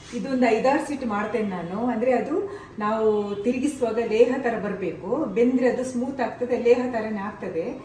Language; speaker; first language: Kannada; non-native, local second language; Tulu